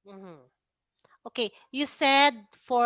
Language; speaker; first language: English; non-native, fluent; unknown